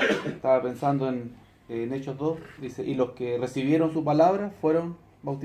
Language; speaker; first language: Spanish; native; Spanish